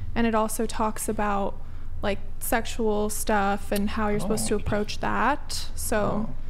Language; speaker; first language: English; native; English